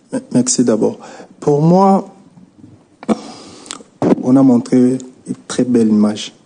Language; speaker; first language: French; non-native, local second language; Lingala